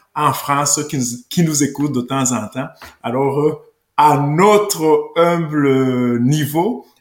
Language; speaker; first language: French; non-native, local second language; Kinyarwanda